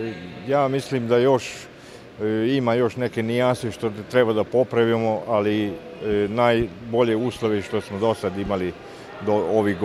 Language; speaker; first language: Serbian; non-native, local second language; Hungarian